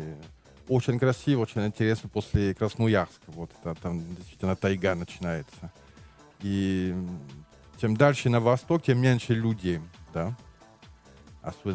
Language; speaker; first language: Russian; non-native, learner; French